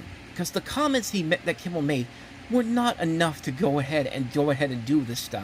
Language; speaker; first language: English; native; English